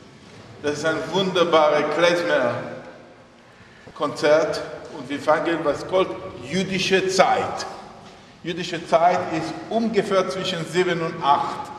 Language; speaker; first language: German; non-native, fluent; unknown